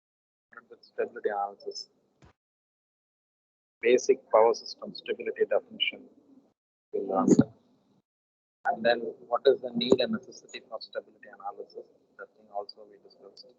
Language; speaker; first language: English; non-native, local second language; Tamil